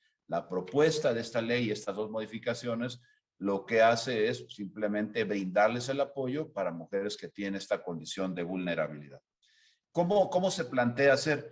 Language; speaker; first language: Spanish; native; Spanish